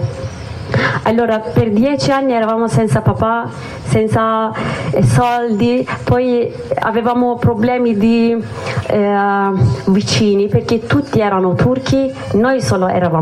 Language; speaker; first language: Italian; non-native, learner; Kurdish